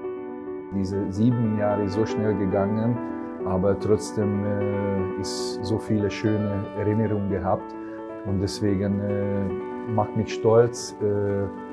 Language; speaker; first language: German; non-native, learner; Hungarian